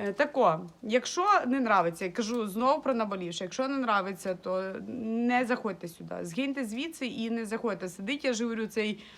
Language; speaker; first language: Ukrainian; non-native, local second language; Russian